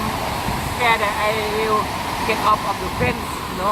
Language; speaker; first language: English; non-native, learner; Lao